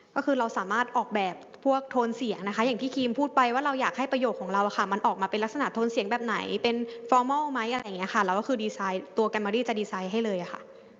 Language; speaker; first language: Thai; native; Thai